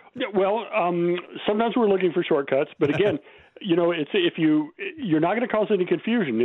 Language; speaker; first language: English; native; English